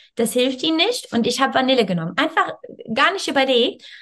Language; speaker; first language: German; non-native, fluent; English